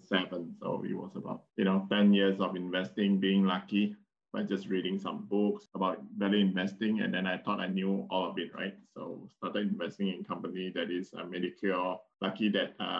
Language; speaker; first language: English; non-native, local second language; Min Nan Chinese